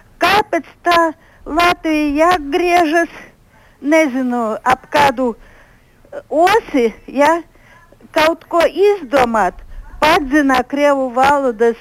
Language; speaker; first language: Latvian; non-native, local second language; Russian